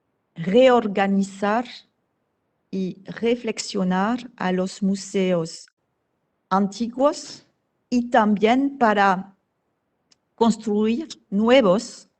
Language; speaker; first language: Spanish; non-native, fluent; French